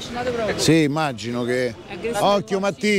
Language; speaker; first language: Italian; native; Italian